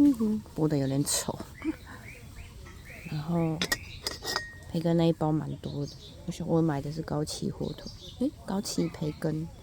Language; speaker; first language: Chinese; native; Chinese